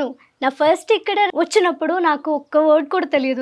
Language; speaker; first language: Telugu; non-native, learner; Malayalam